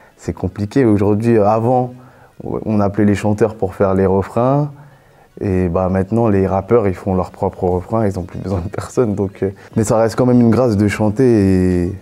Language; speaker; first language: French; native; French